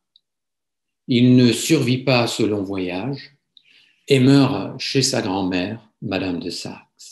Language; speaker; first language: French; native; French